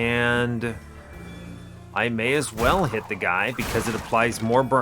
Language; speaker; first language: English; native; English